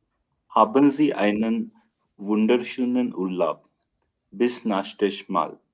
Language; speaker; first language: German; non-native, learner; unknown